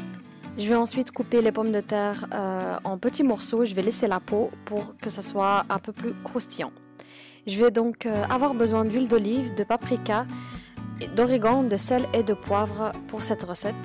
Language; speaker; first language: French; native; French